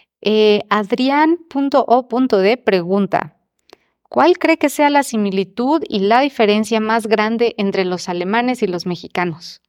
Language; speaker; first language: Spanish; native; Spanish